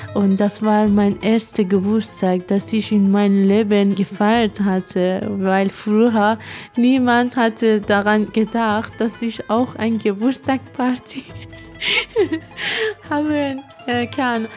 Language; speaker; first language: German; non-native, fluent; Persian